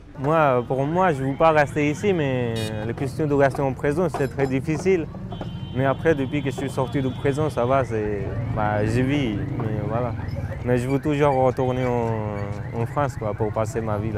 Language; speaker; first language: French; non-native, fluent; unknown